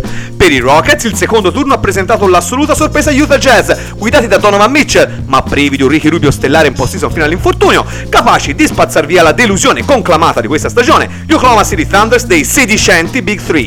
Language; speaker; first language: Italian; native; Italian